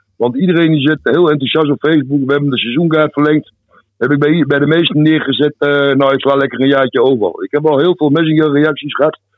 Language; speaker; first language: Dutch; native; Dutch